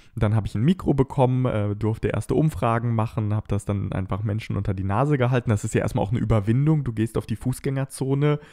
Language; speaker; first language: German; native; German